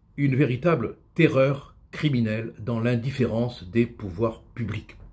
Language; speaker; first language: French; native; French